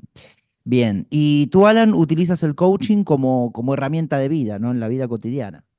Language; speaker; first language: Spanish; native; Spanish